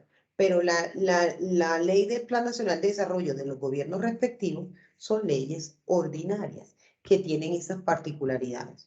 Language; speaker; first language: Spanish; native; Spanish